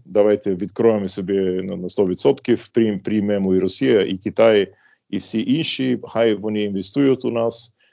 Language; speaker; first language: Ukrainian; non-native, fluent; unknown